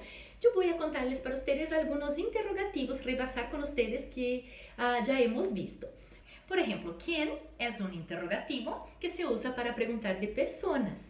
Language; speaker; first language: Spanish; non-native, fluent; Portuguese